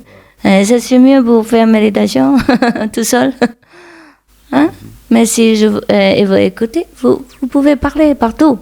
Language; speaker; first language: French; non-native, fluent; Vietnamese